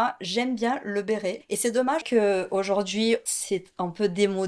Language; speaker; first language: French; non-native, fluent; Portuguese